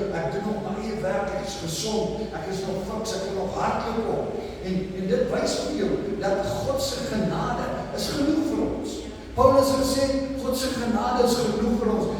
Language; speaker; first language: Afrikaans; non-native, local second language; English